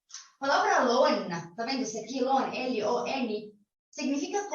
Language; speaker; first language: Portuguese; non-native, fluent; Arabic